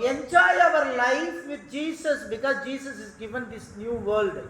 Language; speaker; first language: English; non-native, local second language; Tamil